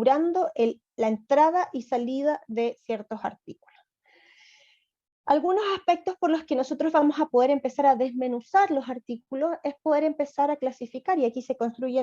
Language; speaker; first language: Spanish; native; Spanish